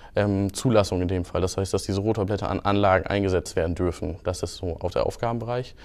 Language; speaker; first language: German; native; German